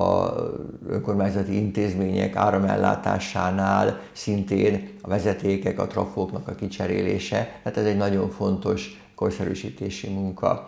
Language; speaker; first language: Hungarian; native; Hungarian